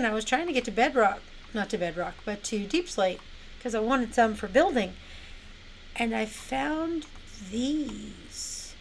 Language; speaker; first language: English; native; English